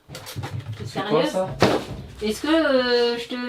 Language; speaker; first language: French; native; French